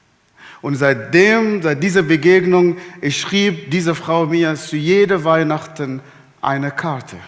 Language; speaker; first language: German; non-native, fluent; Arabic